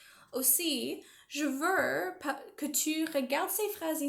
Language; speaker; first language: French; non-native, learner; English